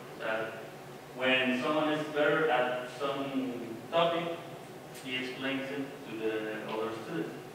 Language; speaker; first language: English; non-native, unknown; Spanish